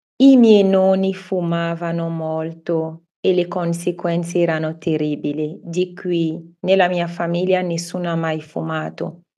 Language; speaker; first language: Italian; non-native, fluent; French